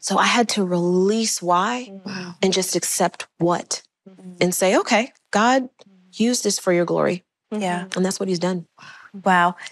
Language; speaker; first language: English; native; English